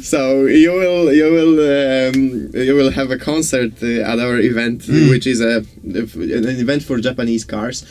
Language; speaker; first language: English; non-native, fluent; Polish